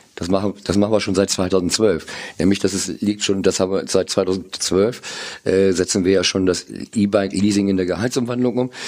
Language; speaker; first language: German; native; German